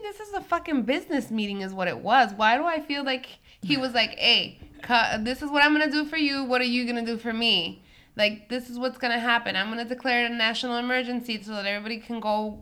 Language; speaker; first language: English; early bilingual, other home language; Spanish